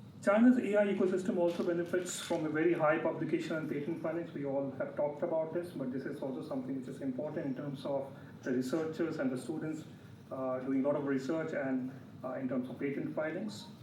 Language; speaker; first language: English; non-native, local second language; Bangla